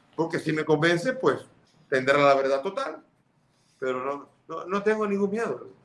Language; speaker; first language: Spanish; early bilingual, other home language; Catalan